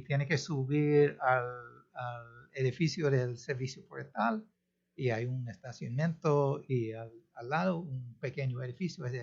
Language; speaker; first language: Spanish; non-native, fluent; English